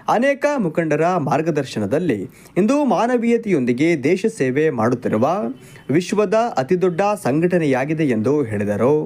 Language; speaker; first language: Kannada; native; Kannada